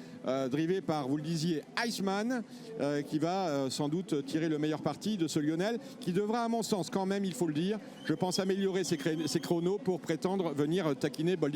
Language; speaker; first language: French; native; French